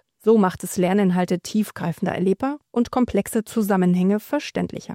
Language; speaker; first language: German; native; German